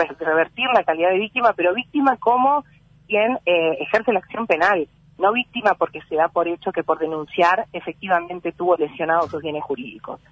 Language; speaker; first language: Spanish; native; Spanish